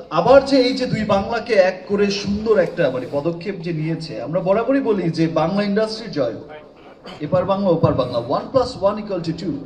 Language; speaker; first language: Bangla; native; Bangla